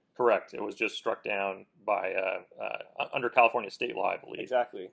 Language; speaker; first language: English; native; English